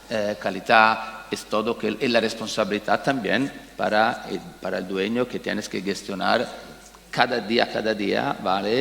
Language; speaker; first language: Spanish; non-native, learner; Italian